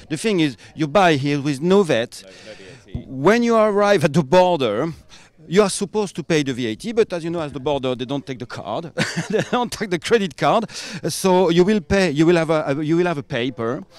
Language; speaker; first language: English; non-native, fluent; French